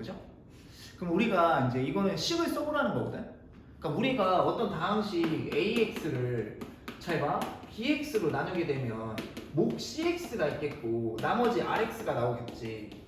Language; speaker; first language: Korean; native; Korean